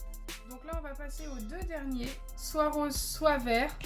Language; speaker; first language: French; native; French